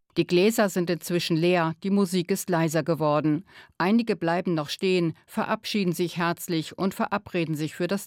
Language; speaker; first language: German; native; German